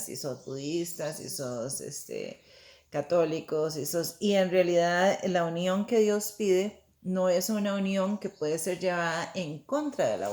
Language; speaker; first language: Spanish; native; Spanish